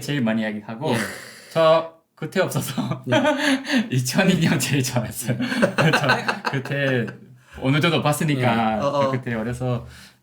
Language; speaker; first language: Korean; non-native, learner; Portuguese